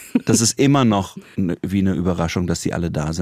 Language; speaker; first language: German; native; German